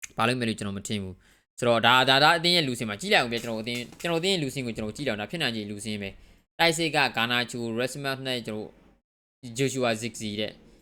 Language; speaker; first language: Burmese; native; Burmese